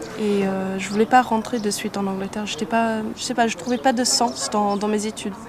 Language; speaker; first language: French; non-native, fluent; English